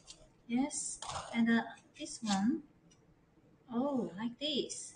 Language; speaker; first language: English; non-native, learner; Chinese